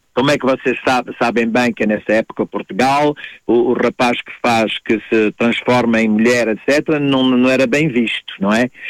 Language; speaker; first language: Portuguese; native; Portuguese